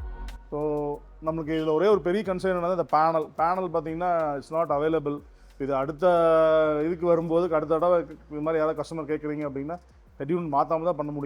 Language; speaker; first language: Tamil; native; Tamil